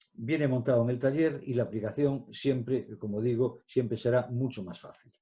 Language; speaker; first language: Spanish; native; Spanish